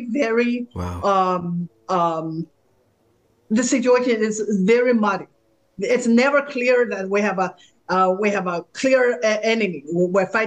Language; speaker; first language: English; non-native, fluent; Chinese